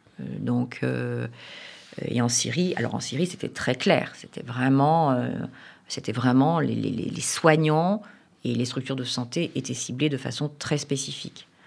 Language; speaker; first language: French; native; French